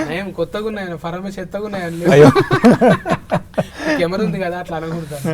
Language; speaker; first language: Telugu; native; Telugu